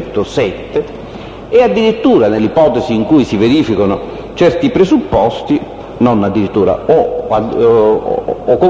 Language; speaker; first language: Italian; native; Italian